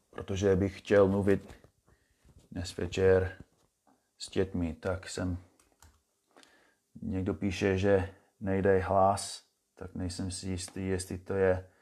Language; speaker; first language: Czech; non-native, fluent; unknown